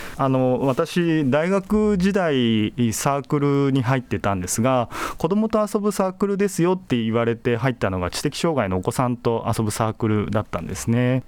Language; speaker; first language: Japanese; native; Japanese